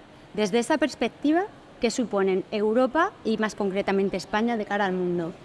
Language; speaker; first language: Spanish; native; Spanish